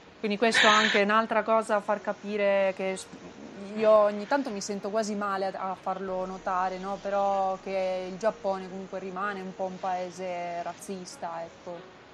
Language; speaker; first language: Italian; native; Italian